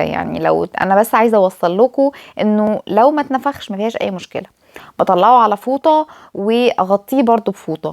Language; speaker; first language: Arabic; native; Arabic